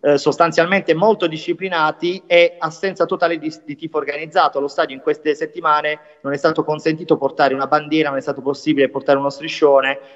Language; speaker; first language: Italian; native; Italian